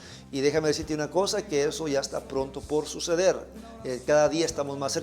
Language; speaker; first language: Spanish; native; Spanish